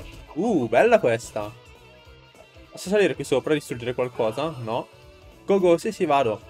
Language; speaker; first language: Italian; native; Italian